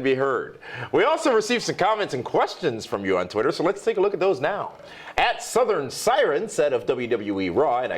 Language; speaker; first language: English; native; English